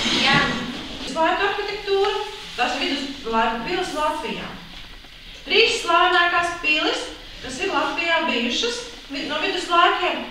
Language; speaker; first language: Latvian; native; Latvian